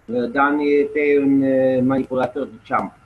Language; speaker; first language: French; non-native, learner; Romanian